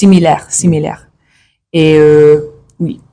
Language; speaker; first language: French; non-native, learner; English